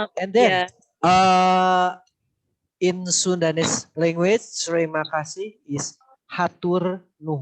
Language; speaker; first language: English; non-native, learner; Indonesian